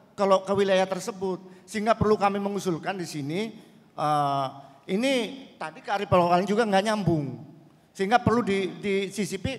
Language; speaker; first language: Indonesian; native; Indonesian